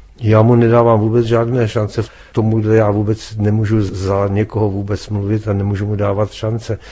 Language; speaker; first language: Czech; native; Czech